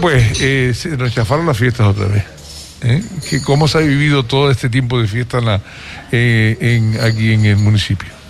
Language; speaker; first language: Spanish; native; Spanish